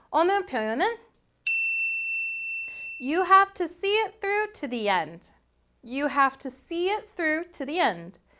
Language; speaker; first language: English; native; English